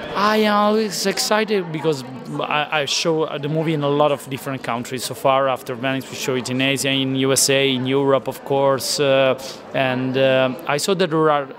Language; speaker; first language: English; non-native, fluent; Italian